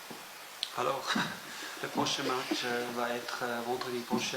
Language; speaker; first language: French; non-native, fluent; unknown